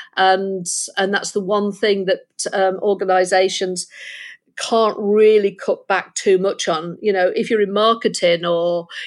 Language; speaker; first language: English; native; English